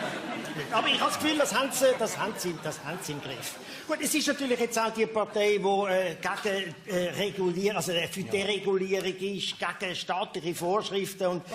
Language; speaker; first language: German; native; German